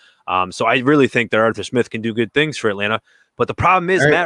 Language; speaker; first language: English; native; English